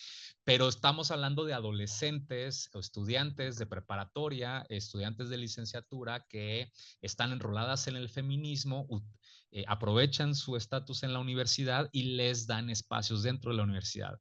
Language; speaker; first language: Spanish; native; Spanish